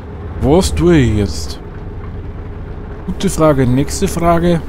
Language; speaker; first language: German; native; German